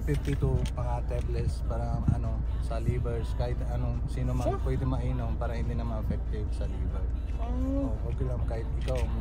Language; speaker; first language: Filipino; non-native, learner; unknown